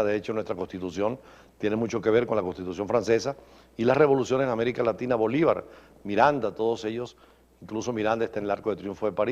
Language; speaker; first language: Spanish; native; Spanish